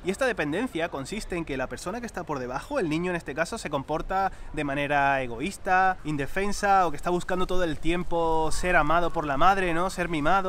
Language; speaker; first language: Spanish; native; Spanish